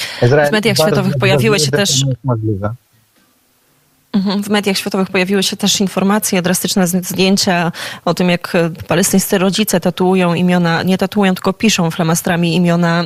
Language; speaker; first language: Polish; native; Polish